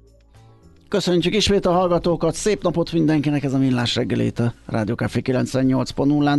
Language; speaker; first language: Hungarian; native; Hungarian